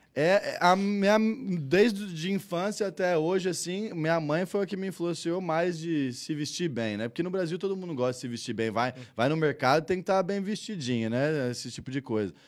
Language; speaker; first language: Portuguese; early bilingual, heritage; Portuguese